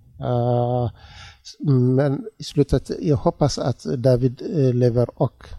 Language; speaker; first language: Swedish; non-native, learner; Tigrinya